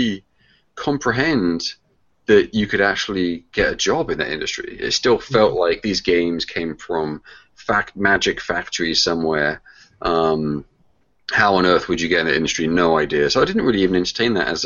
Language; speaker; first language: English; native; English